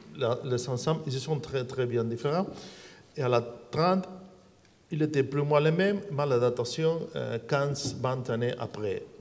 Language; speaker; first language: French; non-native, learner; Spanish